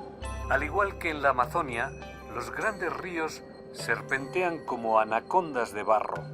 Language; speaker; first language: Spanish; native; Spanish